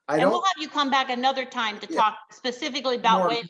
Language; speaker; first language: English; native; English